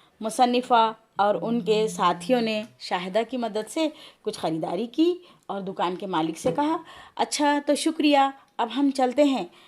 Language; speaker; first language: Urdu; native; Urdu